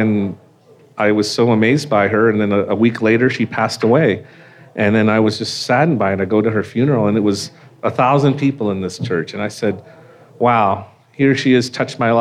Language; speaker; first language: English; native; English